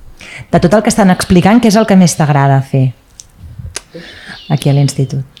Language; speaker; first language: Catalan; native; Catalan